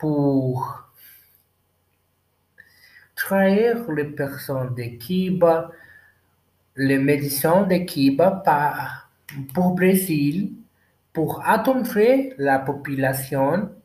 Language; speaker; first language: French; non-native, learner; Portuguese